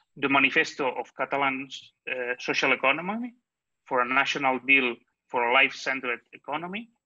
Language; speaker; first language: English; non-native, fluent; Catalan